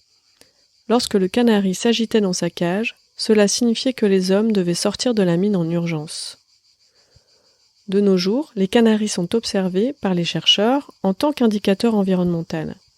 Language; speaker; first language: French; native; French